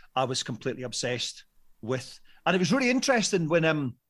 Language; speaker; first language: English; native; English